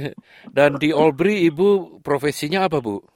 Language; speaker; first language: Indonesian; native; Indonesian